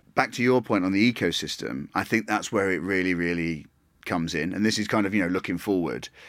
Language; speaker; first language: English; native; English